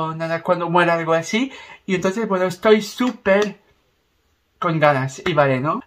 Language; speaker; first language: Spanish; non-native, learner; French